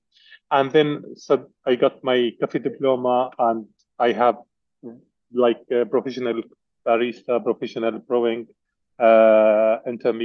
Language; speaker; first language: English; non-native, learner; Arabic